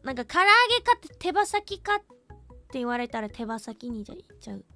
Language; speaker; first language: Japanese; non-native, fluent; Chinese